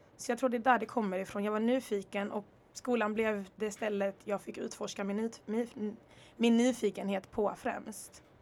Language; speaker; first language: Swedish; early bilingual, other home language; Kinyarwanda